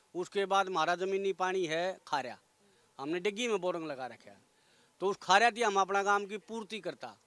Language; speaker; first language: Hindi; native; Hindi